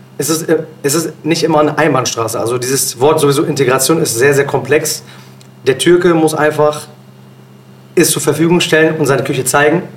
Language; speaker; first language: German; early bilingual, other home language; Turkish